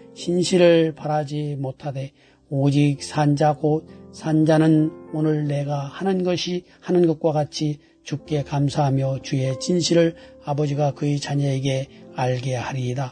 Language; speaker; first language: Korean; native; Korean